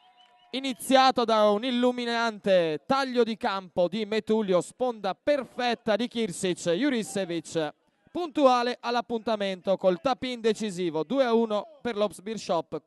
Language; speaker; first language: Italian; native; Italian